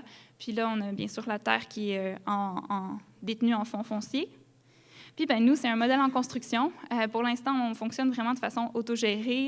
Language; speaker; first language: French; native; French